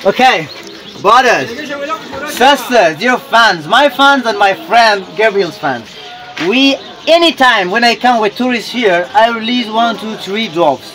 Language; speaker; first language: English; non-native, fluent; Persian